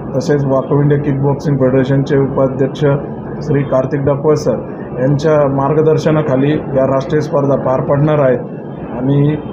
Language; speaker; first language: Hindi; native; Hindi